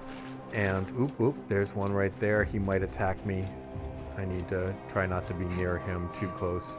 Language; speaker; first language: English; native; English